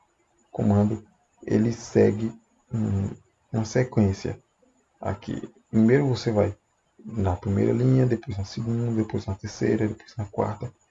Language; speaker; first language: Portuguese; native; Portuguese